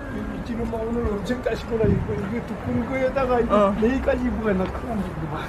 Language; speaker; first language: Korean; native; Korean